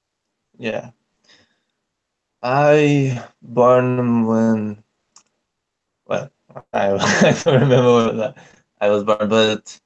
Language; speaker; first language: English; non-native, learner; Portuguese